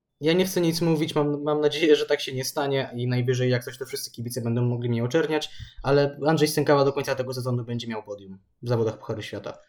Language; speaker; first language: Polish; native; Polish